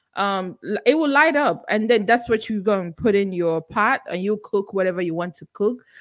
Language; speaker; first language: English; non-native, local second language; Igbo